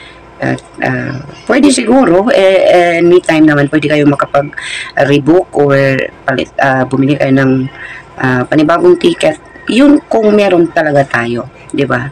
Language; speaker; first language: Filipino; native; Filipino